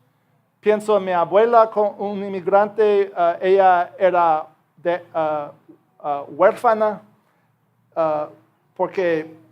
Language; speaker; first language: Spanish; non-native, fluent; English